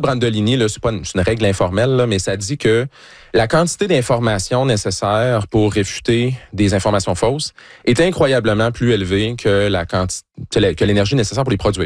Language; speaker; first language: French; native; French